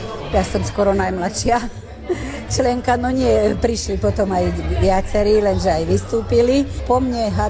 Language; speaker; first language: Slovak; native; Slovak